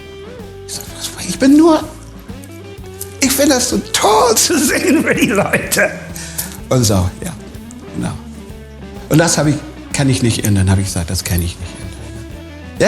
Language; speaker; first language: German; non-native, fluent; English